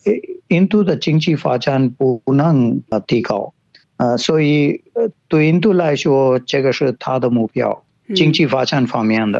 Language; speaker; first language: Chinese; non-native, fluent; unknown